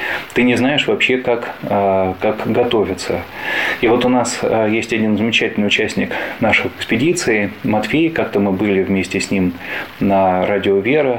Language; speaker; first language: Russian; native; Russian